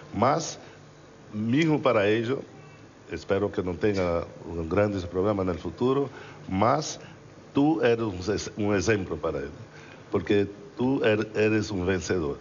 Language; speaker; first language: Spanish; non-native, learner; Portuguese